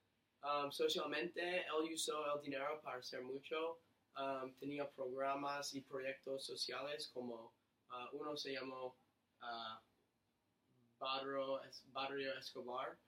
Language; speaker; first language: Spanish; non-native, learner; English